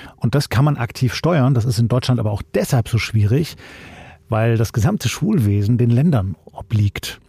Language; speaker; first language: German; native; German